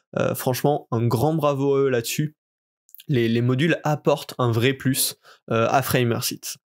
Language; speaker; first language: French; native; French